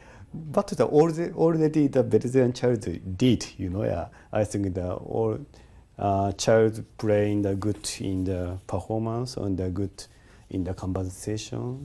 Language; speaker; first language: English; non-native, learner; Japanese